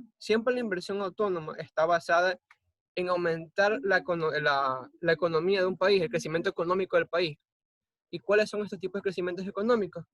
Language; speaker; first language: Spanish; native; Spanish